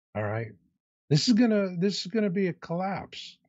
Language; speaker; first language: English; native; English